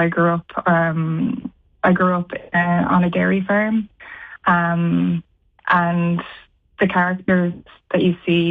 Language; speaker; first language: English; native; English